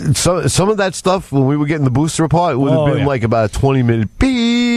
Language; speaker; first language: English; native; English